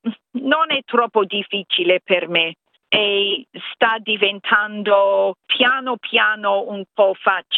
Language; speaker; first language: Italian; non-native, fluent; English